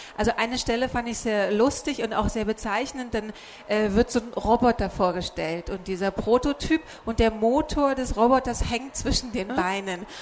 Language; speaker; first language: German; native; German